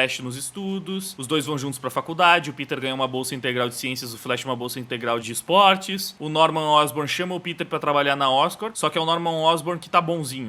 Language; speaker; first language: Portuguese; native; Portuguese